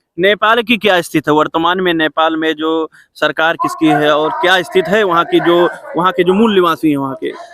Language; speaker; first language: Hindi; native; Hindi